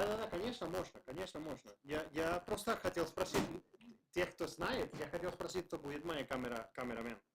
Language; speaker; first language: Russian; non-native, learner; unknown